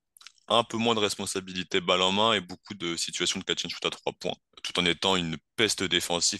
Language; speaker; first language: French; native; French